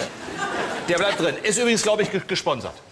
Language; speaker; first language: German; native; German